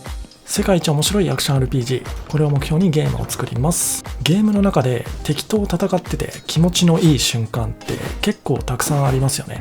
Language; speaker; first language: Japanese; native; Japanese